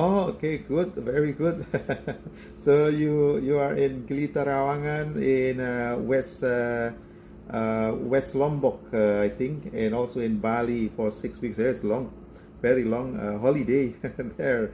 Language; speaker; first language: English; non-native, learner; Indonesian